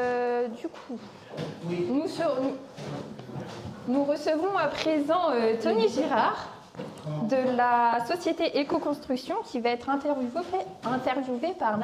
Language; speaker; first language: French; native; French